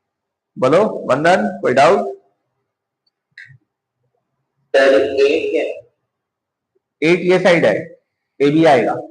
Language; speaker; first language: Hindi; native; Hindi